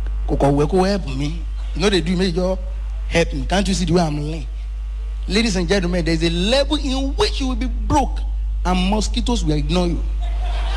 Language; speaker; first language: English; non-native, local second language; Yoruba